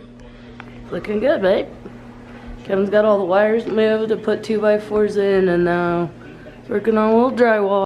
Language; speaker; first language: English; native; English